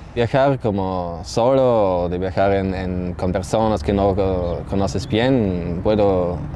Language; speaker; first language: Spanish; non-native, learner; German